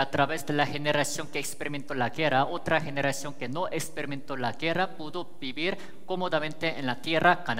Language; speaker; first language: Spanish; native; Spanish